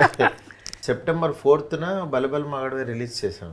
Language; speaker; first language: Telugu; native; Telugu